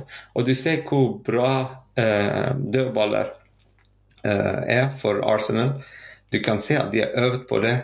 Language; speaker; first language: Norwegian; non-native, fluent; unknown